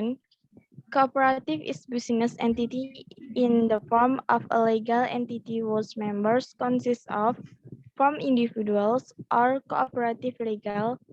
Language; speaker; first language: English; non-native, learner; Indonesian